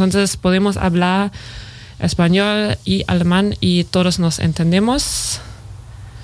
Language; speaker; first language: Spanish; non-native, fluent; German